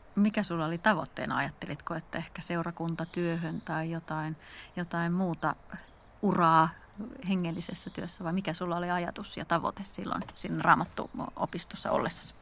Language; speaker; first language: Finnish; native; Finnish